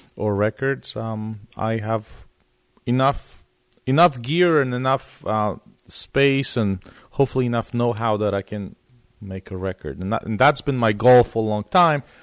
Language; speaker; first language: English; non-native, fluent; Polish